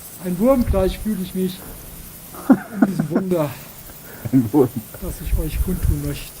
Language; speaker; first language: German; native; German